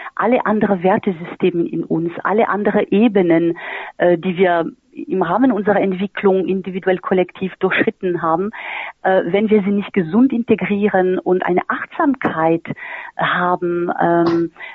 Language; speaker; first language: German; non-native, fluent; French